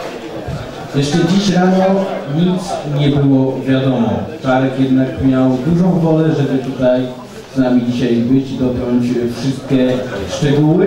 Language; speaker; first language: Polish; native; Polish